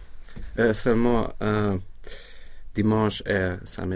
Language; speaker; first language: French; non-native, learner; Swedish